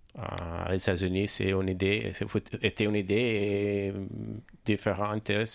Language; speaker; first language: French; non-native, learner; Italian